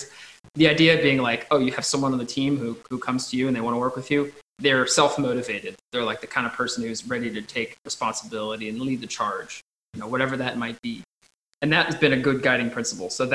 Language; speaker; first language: English; native; English